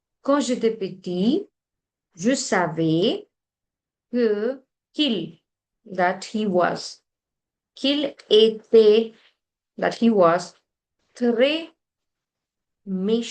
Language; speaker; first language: French; non-native, fluent; Hindi